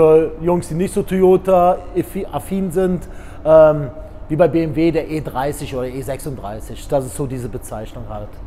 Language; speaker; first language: German; native; German